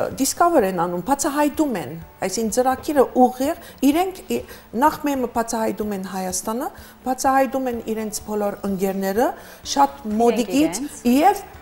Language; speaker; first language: Armenian; early bilingual, heritage; Armenian